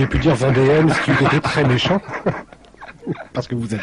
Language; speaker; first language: French; native; French